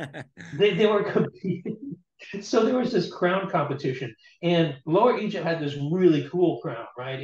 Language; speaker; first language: English; native; English